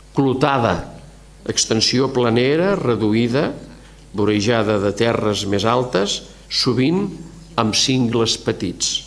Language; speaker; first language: Catalan; native; Catalan